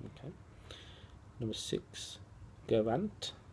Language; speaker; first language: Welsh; non-native, local second language; English